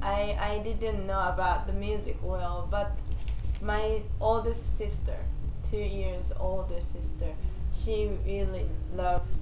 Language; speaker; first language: English; non-native, learner; Japanese